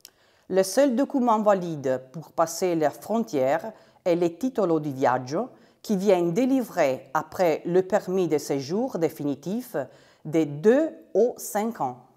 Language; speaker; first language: French; non-native, fluent; Italian